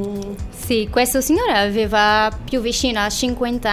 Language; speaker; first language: Italian; non-native, learner; Portuguese